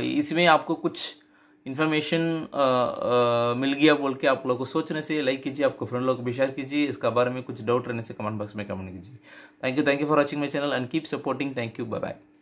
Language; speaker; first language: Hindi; non-native, local second language; Tamil